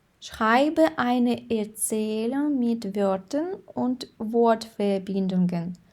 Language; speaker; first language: German; non-native, fluent; Ukrainian